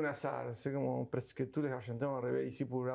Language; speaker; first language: French; non-native, learner; Spanish